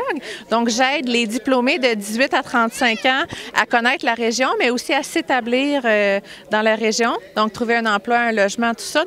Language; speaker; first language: French; native; French